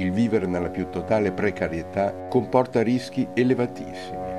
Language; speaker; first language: Italian; native; Italian